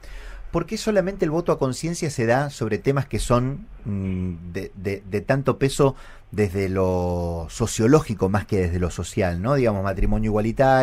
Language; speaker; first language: Spanish; native; Spanish